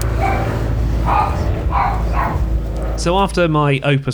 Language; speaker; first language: English; native; English